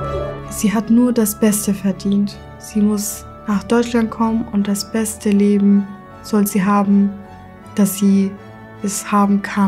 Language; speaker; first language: German; early bilingual, other home language; Kurdish